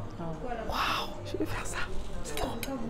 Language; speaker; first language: French; non-native, local second language; English